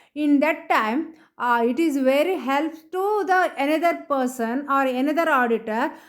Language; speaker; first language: English; non-native, local second language; Kannada